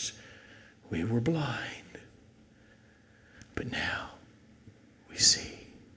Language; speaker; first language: English; native; English